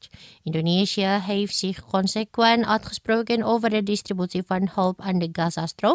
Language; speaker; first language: Dutch; non-native, fluent; Indonesian